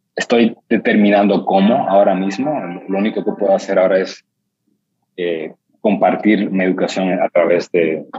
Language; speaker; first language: Spanish; native; Spanish